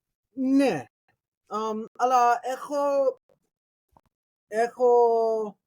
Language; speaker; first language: Greek; non-native, learner; English